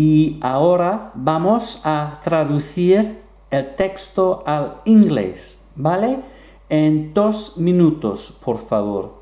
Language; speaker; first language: Spanish; non-native, fluent; English